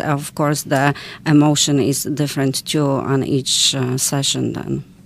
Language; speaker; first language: English; non-native, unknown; Polish